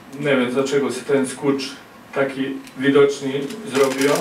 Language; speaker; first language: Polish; non-native, learner; Croatian